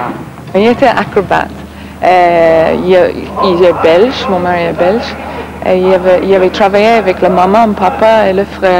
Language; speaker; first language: French; non-native, learner; English